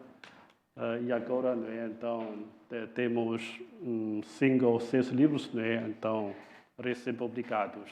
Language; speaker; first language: Portuguese; non-native, fluent; Chinese